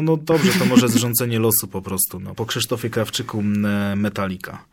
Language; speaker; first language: Polish; native; Polish